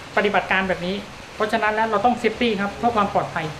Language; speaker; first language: Thai; native; Thai